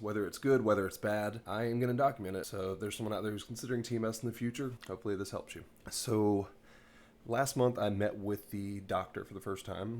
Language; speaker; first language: English; native; English